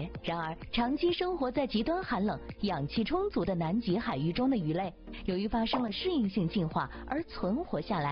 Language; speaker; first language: Chinese; native; Chinese